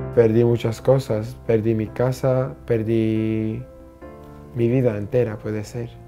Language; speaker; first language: Spanish; non-native, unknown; Arabic